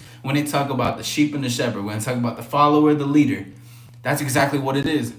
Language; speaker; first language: English; native; English